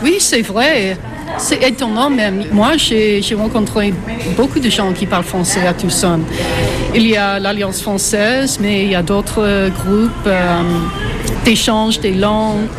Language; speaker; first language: French; non-native, fluent; English